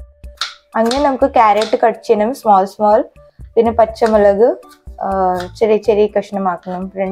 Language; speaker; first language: Malayalam; non-native, learner; Hindi